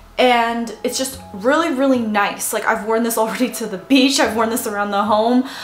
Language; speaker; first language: English; native; English